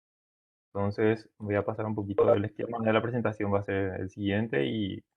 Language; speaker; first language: Spanish; native; Spanish